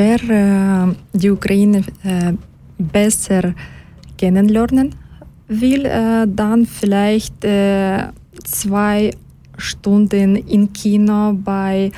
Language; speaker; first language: German; non-native, learner; Ukrainian